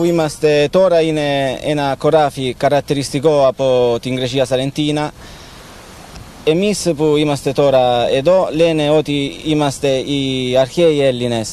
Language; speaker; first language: Greek; early bilingual, heritage; Greek